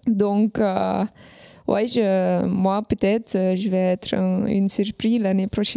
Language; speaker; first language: French; non-native, local second language; Dutch